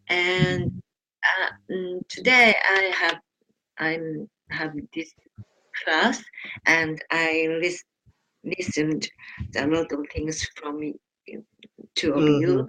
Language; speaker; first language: English; non-native, learner; Japanese